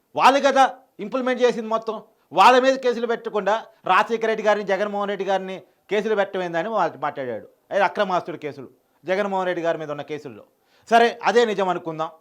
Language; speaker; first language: Telugu; native; Telugu